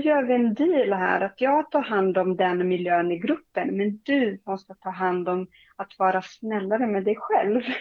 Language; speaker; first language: Swedish; non-native, fluent; Portuguese